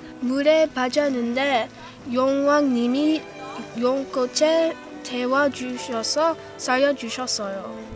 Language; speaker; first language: Korean; non-native, learner; English